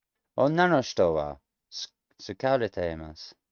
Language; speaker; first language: Japanese; non-native, learner; English